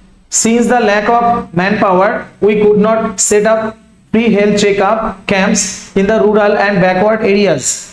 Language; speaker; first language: English; non-native, local second language; Bangla